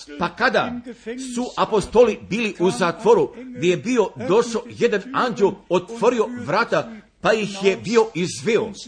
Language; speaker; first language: Croatian; early bilingual, heritage; Croatian